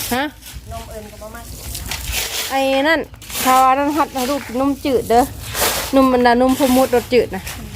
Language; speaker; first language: Thai; native; Thai